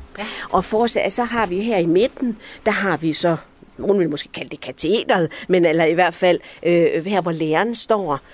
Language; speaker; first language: Danish; early bilingual, other home language; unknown